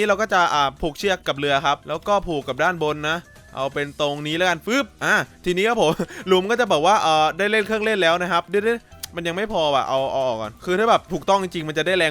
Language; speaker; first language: Thai; native; Thai